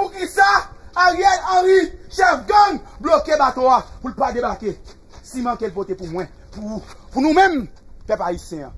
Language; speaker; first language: French; non-native, local second language; Haitian Creole